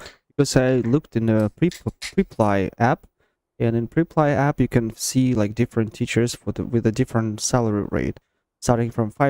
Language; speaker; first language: English; non-native, fluent; Russian